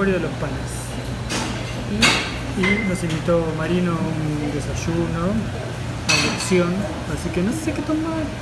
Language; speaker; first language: Spanish; native; Spanish